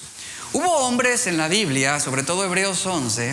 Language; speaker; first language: Spanish; native; Spanish